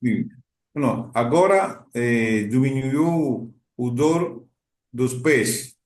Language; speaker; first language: Portuguese; non-native, learner; Spanish